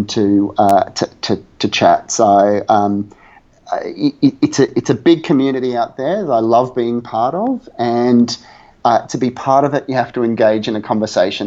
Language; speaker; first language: English; native; English